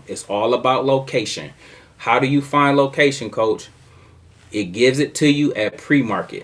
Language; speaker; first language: English; native; English